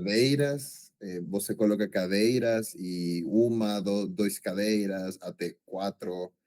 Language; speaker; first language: Portuguese; non-native, learner; Spanish